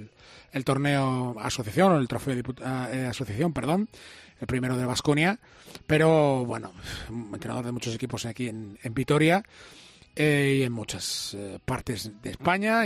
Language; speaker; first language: Spanish; native; Spanish